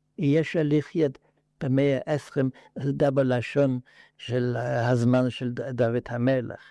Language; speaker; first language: Hebrew; non-native, learner; Yiddish